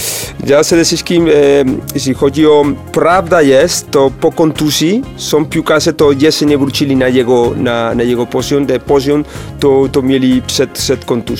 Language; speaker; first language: Polish; non-native, fluent; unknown